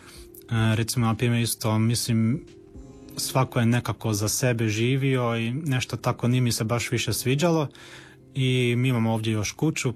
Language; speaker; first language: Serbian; early bilingual, heritage; Croatian